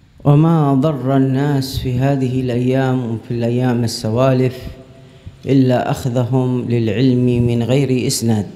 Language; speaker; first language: Arabic; native; Arabic